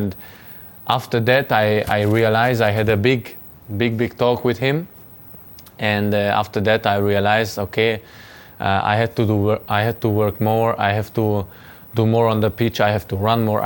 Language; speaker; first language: English; non-native, fluent; Hungarian